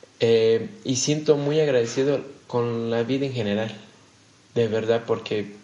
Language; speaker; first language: Spanish; non-native, fluent; Portuguese